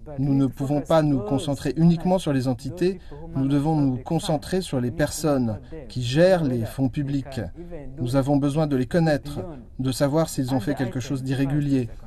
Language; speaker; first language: French; non-native, local second language; Kinyarwanda